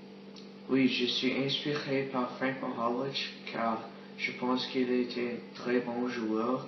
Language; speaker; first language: French; non-native, learner; English